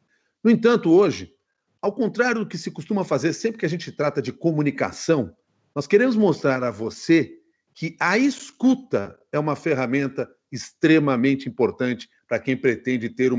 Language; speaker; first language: Portuguese; native; Portuguese